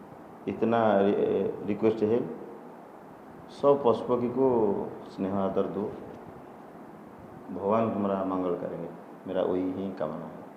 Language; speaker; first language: Hindi; non-native, local second language; Odia